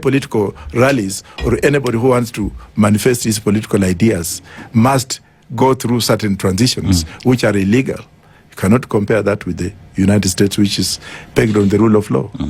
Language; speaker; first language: English; non-native, local second language; Luyia